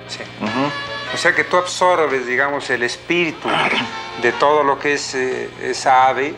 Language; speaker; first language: Spanish; native; Spanish